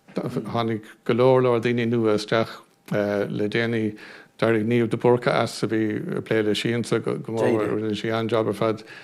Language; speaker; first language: Irish; non-native, local second language; English